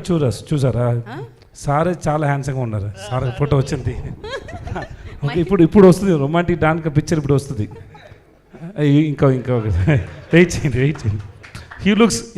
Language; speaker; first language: Telugu; non-native, learner; Tamil